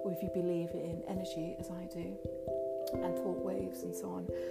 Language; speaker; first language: English; native; English